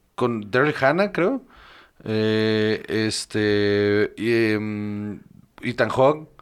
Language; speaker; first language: Spanish; native; Spanish